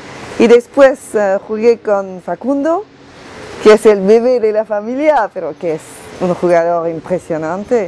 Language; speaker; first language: Spanish; non-native, fluent; French